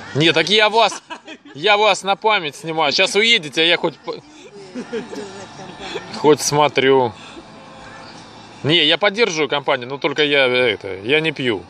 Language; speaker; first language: Russian; native; Russian